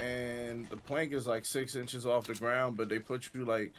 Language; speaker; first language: English; native; English